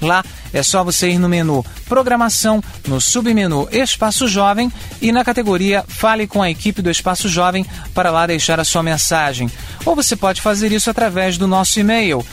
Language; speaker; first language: Portuguese; native; Portuguese